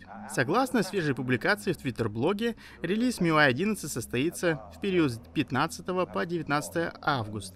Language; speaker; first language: Russian; native; Russian